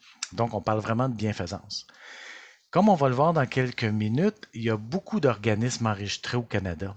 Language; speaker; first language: French; native; French